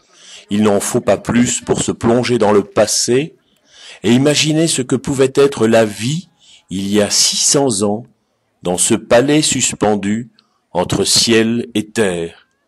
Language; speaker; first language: French; native; French